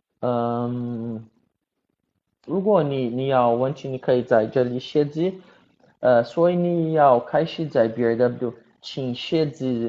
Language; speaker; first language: Chinese; non-native, learner; Portuguese